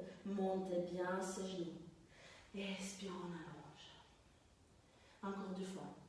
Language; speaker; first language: French; non-native, fluent; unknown